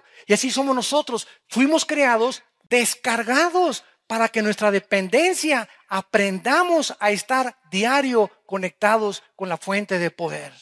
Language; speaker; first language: Spanish; native; Spanish